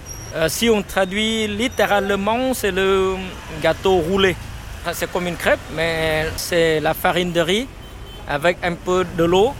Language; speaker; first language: French; non-native, fluent; Vietnamese